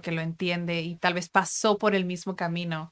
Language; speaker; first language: Spanish; native; Spanish